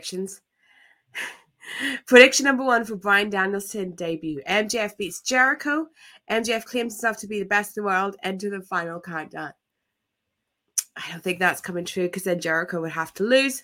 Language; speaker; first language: English; native; English